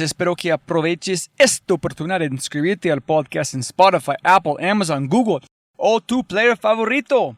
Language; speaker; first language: Spanish; non-native, fluent; English